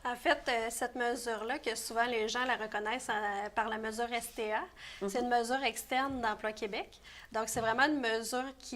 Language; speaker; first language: French; native; French